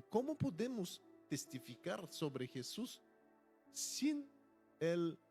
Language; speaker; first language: Spanish; non-native, fluent; Bulgarian